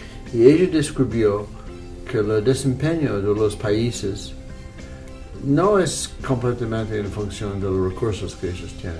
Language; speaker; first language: Spanish; non-native, fluent; English